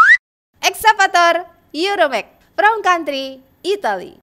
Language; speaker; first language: English; non-native, learner; Indonesian